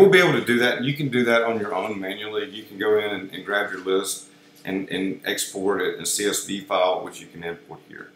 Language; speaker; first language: English; native; English